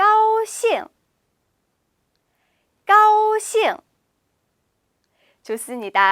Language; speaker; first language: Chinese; non-native, fluent; Korean